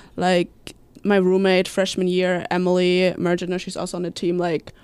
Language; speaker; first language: English; non-native, fluent; German